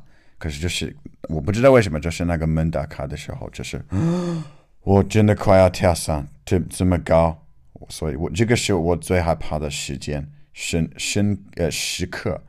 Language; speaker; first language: Chinese; non-native, learner; English